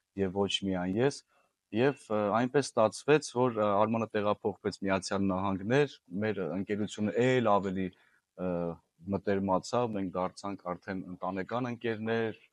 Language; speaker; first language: Armenian; native; Armenian